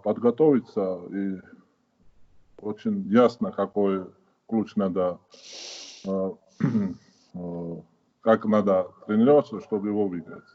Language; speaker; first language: Russian; non-native, fluent; Georgian